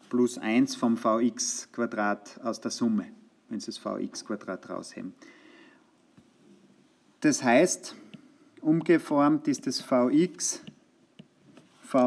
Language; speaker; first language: German; native; German